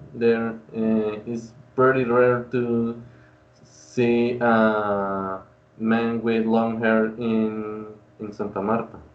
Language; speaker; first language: English; non-native, learner; Spanish